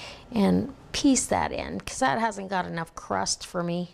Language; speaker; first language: English; native; English